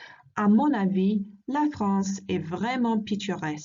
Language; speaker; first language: French; non-native, learner; English